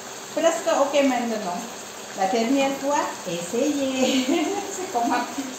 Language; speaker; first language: French; non-native, learner; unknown